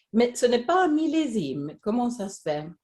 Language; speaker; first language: French; non-native, fluent; Swedish